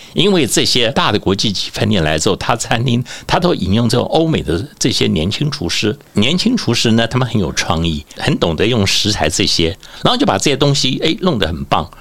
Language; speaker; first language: Chinese; native; Chinese